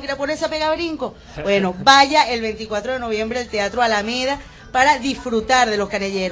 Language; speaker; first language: Spanish; native; Spanish